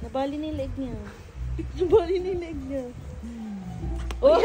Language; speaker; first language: Filipino; non-native, local second language; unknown